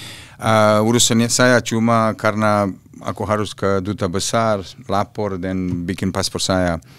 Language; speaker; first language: Indonesian; non-native, fluent; Serbian